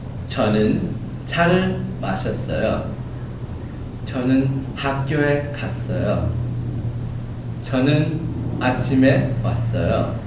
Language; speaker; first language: Korean; early bilingual, heritage; Korean